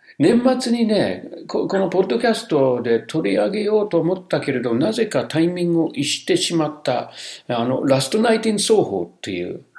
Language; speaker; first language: Japanese; non-native, fluent; English